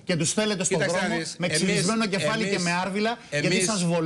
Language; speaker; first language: Greek; native; Greek